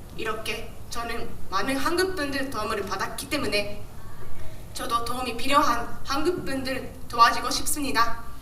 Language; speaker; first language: Korean; non-native, fluent; Japanese